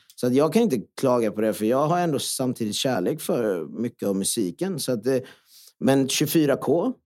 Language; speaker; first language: Swedish; non-native, local second language; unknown